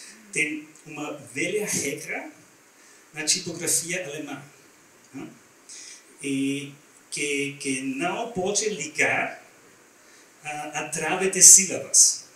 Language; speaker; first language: Portuguese; non-native, learner; German